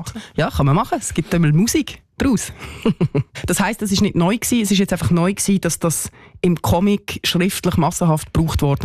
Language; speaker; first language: German; native; German